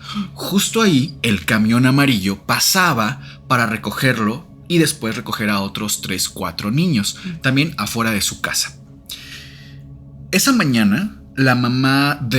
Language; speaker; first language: Spanish; native; Spanish